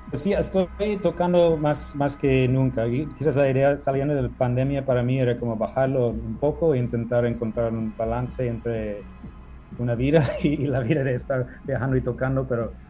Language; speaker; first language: Spanish; non-native, fluent; English